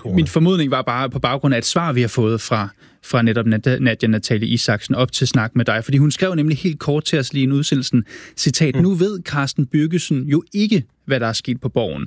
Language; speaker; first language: Danish; native; Danish